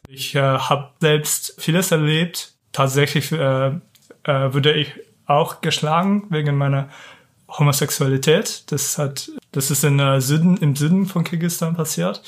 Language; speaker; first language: German; non-native, fluent; Kyrgyz